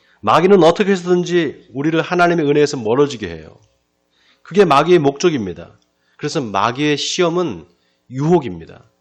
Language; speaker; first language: Korean; native; Korean